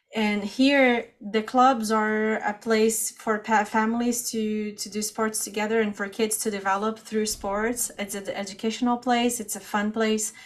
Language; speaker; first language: English; non-native, fluent; Portuguese